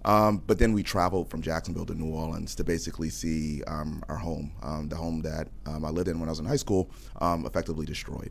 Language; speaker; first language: English; native; English